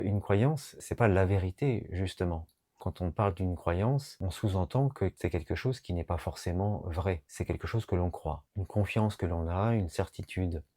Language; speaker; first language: French; native; French